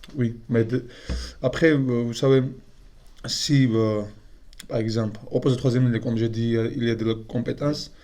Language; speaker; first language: French; non-native, fluent; Georgian